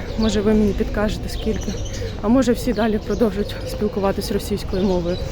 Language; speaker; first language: Ukrainian; non-native, local second language; Russian